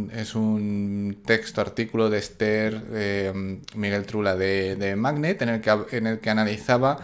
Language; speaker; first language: Spanish; native; Spanish